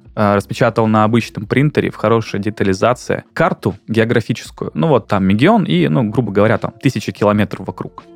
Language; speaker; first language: Russian; native; Russian